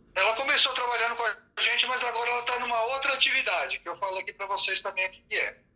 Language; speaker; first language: Portuguese; native; Portuguese